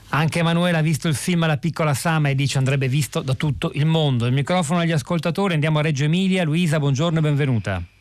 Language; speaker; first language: Italian; native; Italian